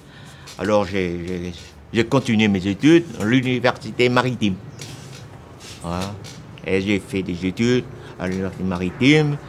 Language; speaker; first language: French; non-native, local second language; Vietnamese